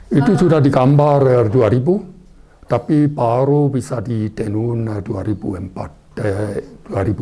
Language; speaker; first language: Indonesian; non-native, fluent; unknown